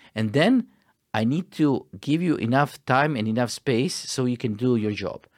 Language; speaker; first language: English; non-native, fluent; Croatian